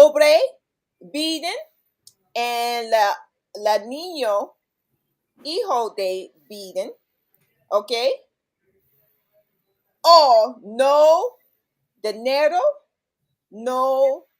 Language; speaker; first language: Spanish; non-native, learner; English